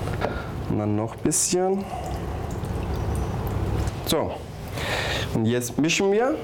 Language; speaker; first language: German; non-native, learner; Turkish